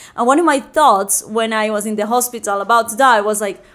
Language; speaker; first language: English; non-native, fluent; Spanish